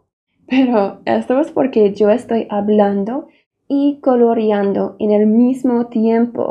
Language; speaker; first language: Spanish; non-native, fluent; English